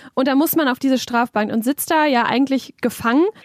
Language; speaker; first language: German; native; German